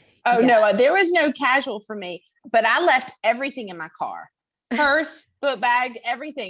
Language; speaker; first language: English; native; English